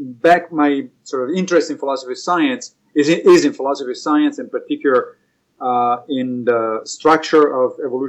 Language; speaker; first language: English; non-native, fluent; Italian